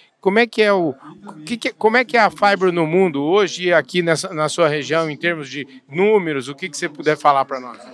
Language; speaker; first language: Portuguese; native; Portuguese